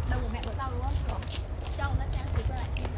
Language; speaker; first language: Chinese; non-native, learner; Vietnamese